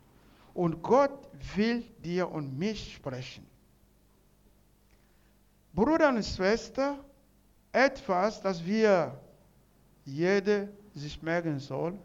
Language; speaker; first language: German; non-native, learner; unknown